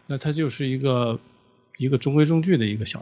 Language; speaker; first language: Chinese; native; Chinese